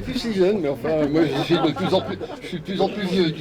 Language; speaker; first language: French; native; French